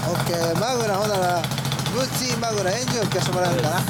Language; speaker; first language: Japanese; native; Japanese